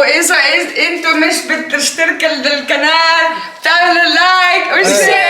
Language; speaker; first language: Arabic; non-native, learner; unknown